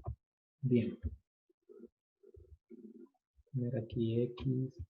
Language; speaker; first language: Spanish; native; Spanish